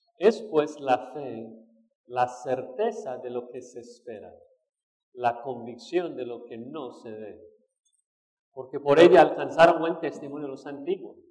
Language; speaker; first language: Spanish; non-native, fluent; English